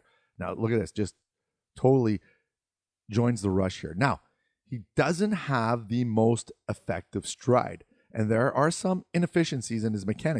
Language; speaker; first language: English; native; English